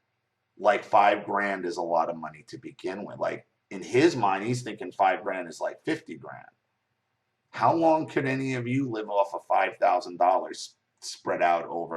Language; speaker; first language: English; native; English